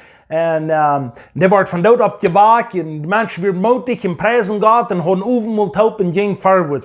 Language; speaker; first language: German; non-native, learner; English